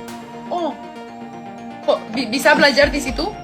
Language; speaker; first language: Indonesian; non-native, fluent; Romanian